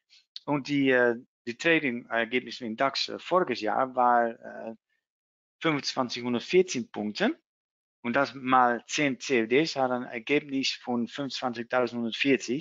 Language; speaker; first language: German; non-native, learner; Dutch